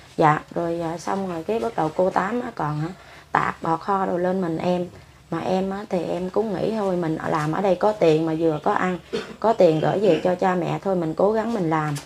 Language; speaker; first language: Vietnamese; non-native, local second language; Khmer